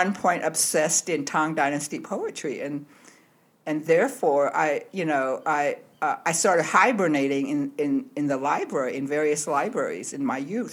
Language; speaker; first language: English; early bilingual, other home language; Cantonese